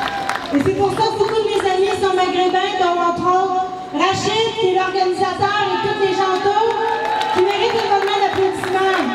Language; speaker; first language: French; native; French